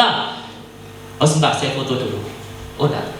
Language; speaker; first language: Indonesian; native; Indonesian